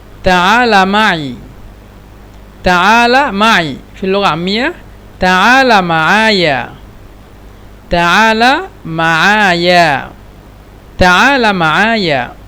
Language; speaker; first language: Arabic; non-native, fluent; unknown